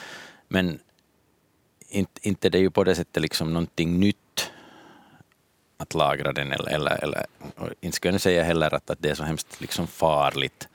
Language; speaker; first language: Swedish; native; Swedish